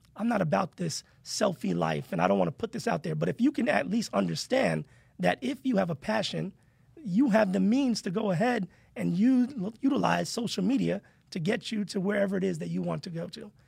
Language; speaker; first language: English; native; English